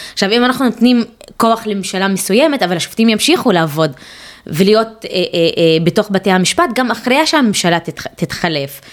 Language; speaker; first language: Hebrew; non-native, local second language; Arabic